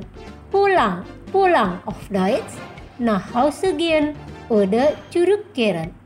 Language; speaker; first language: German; non-native, fluent; Indonesian